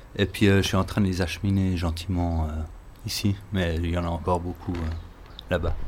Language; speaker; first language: French; early bilingual, other home language; English